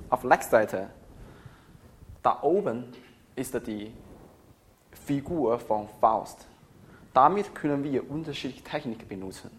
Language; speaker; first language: German; non-native, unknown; Chinese